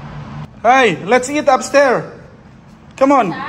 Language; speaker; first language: English; non-native, learner; Indonesian